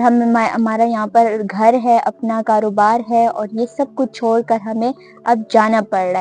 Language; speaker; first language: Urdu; non-native, local second language; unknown